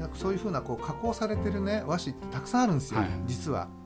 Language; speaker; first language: Japanese; native; Japanese